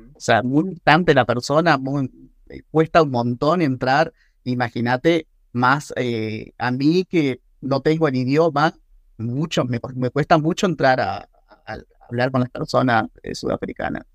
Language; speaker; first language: Spanish; native; Spanish